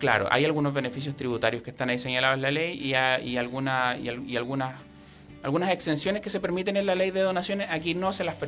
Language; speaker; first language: Spanish; native; Spanish